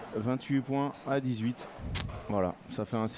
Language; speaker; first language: French; native; French